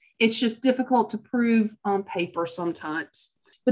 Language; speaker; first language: English; native; English